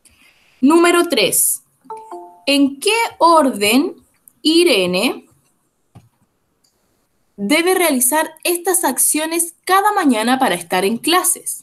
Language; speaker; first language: Spanish; native; Spanish